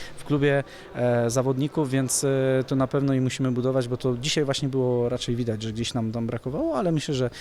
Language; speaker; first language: Polish; native; Polish